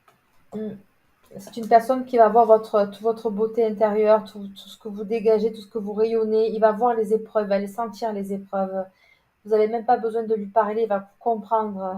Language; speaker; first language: French; native; French